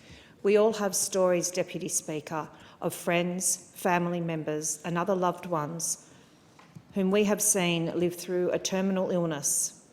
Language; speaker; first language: English; native; English